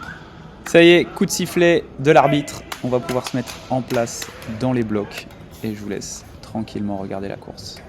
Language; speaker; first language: French; native; French